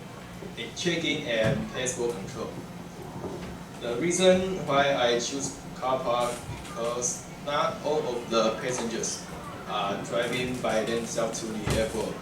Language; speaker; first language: English; non-native, learner; Chinese